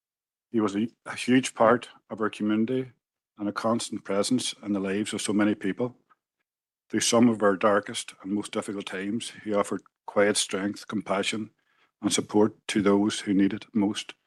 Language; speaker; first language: English; native; English